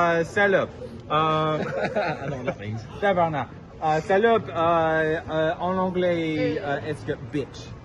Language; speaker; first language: French; non-native, learner; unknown